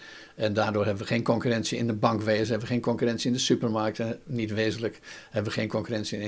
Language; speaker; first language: Dutch; native; Dutch